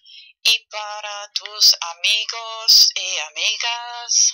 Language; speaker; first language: Spanish; non-native, fluent; German